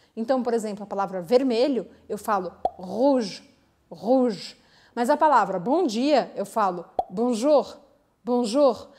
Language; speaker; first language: Portuguese; native; Portuguese